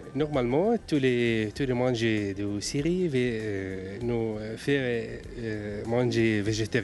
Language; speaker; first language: French; non-native, learner; Arabic